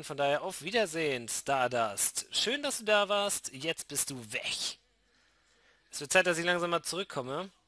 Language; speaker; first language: German; native; German